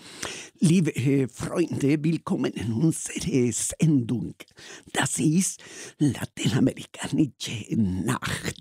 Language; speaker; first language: German; non-native, fluent; Spanish